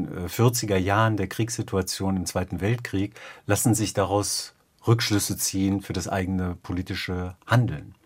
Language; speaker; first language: German; native; German